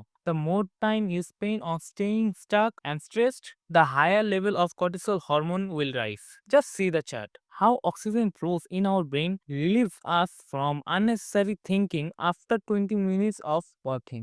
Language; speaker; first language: English; non-native, fluent; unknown